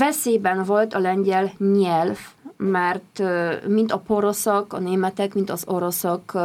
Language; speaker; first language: Hungarian; non-native, fluent; Polish